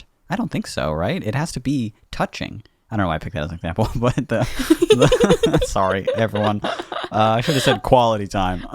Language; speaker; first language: English; native; English